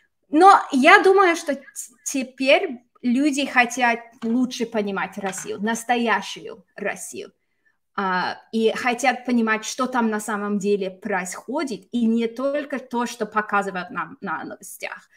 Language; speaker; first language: Russian; non-native, fluent; English